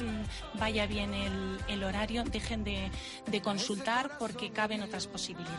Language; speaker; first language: Spanish; native; Spanish